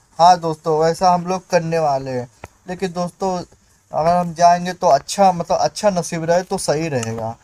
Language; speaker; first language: Hindi; native; Hindi